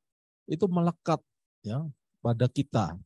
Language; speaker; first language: Indonesian; native; Indonesian